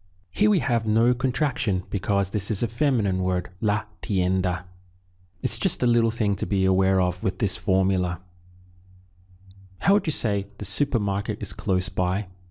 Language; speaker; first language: English; native; English